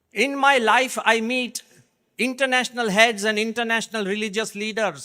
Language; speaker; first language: English; non-native, local second language; Gujarati